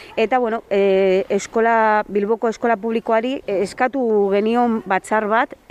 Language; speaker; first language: Basque; non-native, local second language; Spanish